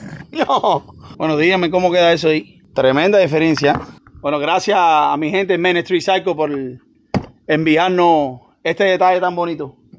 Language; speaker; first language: Spanish; native; Spanish